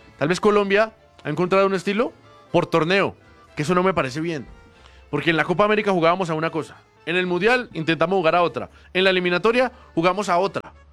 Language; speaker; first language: Spanish; native; Spanish